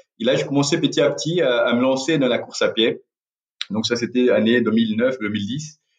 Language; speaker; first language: French; non-native, fluent; Portuguese